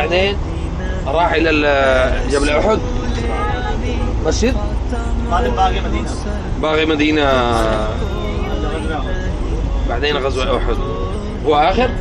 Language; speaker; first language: Arabic; non-native, learner; Urdu